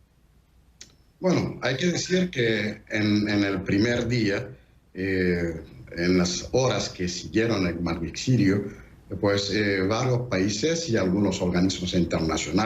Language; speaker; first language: Spanish; non-native, fluent; Haitian Creole